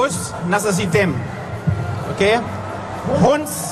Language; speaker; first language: Catalan; non-native, learner; German